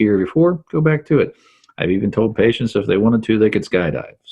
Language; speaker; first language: English; native; English